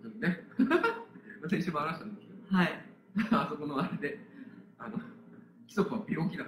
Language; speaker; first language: Japanese; native; Japanese